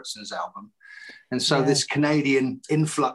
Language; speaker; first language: English; native; English